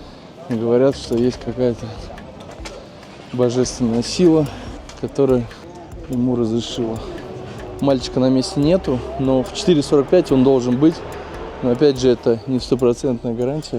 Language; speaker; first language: Russian; native; Russian